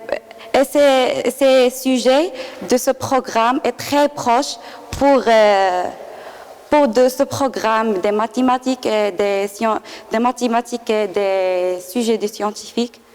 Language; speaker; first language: French; non-native, learner; Arabic